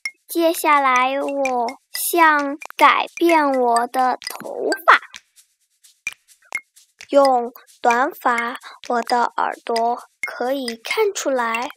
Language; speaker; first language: Chinese; early bilingual, heritage; Chinese